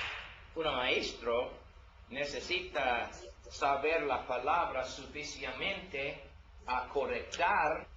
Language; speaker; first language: Spanish; non-native, learner; English